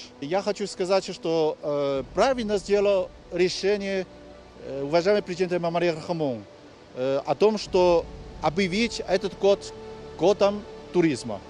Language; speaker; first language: Russian; non-native, fluent; Chinese